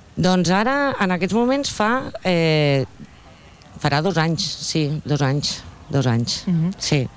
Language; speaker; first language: Catalan; non-native, local second language; Spanish